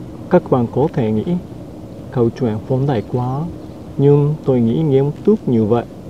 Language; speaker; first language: Vietnamese; non-native, fluent; Japanese